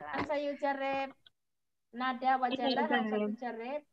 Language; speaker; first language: Indonesian; non-native, learner; Arabic